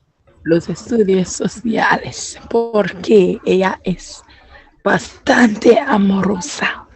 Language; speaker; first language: Spanish; non-native, learner; English